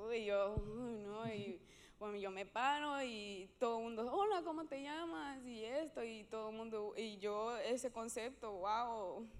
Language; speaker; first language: Spanish; native; Spanish